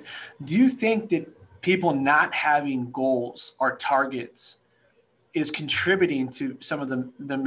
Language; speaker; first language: English; native; English